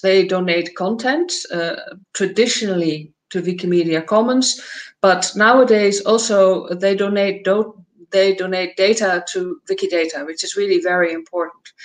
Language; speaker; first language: English; non-native, fluent; Dutch